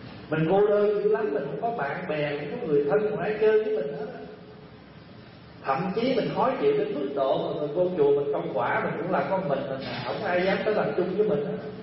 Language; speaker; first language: Vietnamese; native; Vietnamese